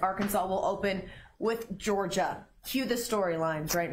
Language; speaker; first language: English; native; English